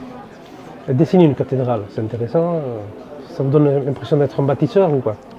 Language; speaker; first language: French; native; French